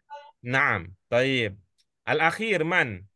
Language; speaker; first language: Arabic; non-native, learner; Indonesian